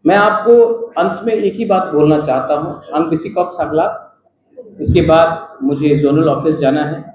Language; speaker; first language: Hindi; non-native, local second language; Kok Borok